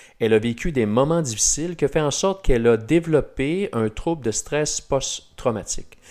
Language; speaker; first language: French; native; French